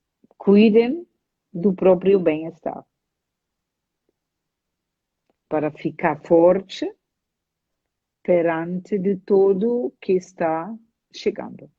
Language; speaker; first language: Portuguese; non-native, fluent; German